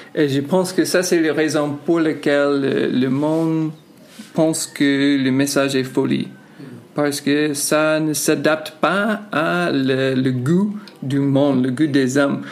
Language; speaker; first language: French; non-native, fluent; English